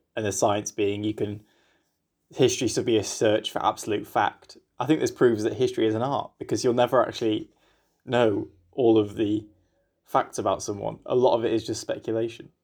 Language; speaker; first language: English; native; English